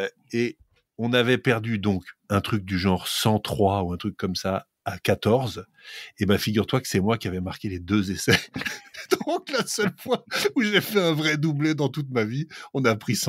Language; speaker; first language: French; native; French